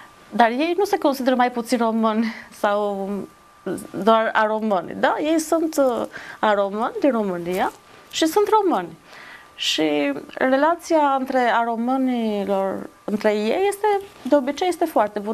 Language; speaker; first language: Romanian; non-native, fluent; Albanian